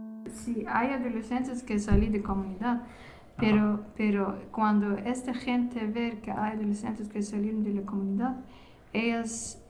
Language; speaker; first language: Spanish; non-native, learner; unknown